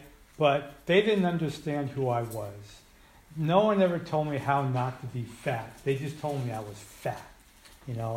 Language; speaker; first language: English; native; English